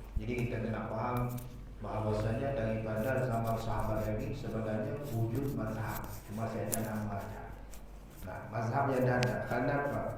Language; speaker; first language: Malay; native; Malay